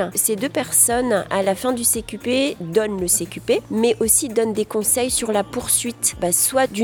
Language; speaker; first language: French; native; French